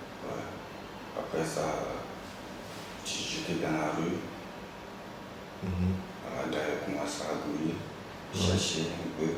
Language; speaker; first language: French; non-native, local second language; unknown